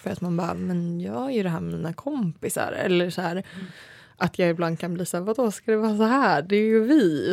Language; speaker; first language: Swedish; native; Swedish